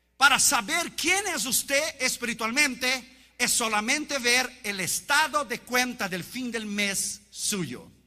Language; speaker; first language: Spanish; non-native, fluent; Portuguese